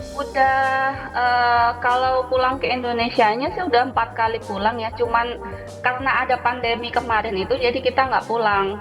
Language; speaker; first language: Indonesian; native; Indonesian